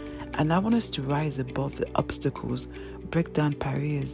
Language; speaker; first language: English; non-native, fluent; French